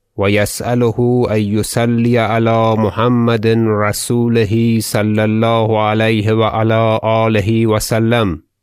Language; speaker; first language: Arabic; non-native, fluent; Persian